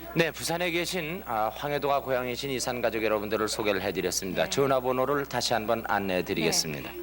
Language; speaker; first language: Korean; native; Korean